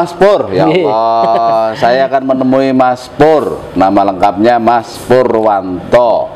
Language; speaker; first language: Indonesian; native; Indonesian